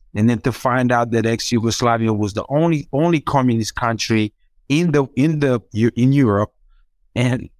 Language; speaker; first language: English; non-native, fluent; Croatian